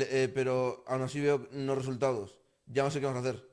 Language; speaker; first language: Spanish; native; Spanish